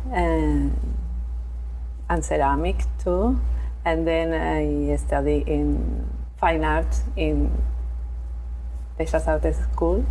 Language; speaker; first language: English; non-native, learner; Spanish